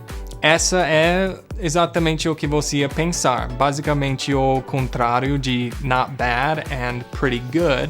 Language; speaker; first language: Portuguese; non-native, fluent; English